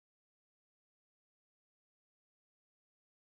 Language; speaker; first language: Japanese; non-native, fluent; Chinese